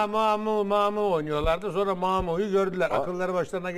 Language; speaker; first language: Turkish; native; Turkish